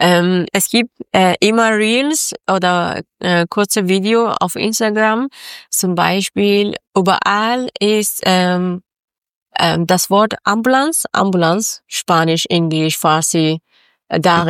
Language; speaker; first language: German; non-native, learner; Persian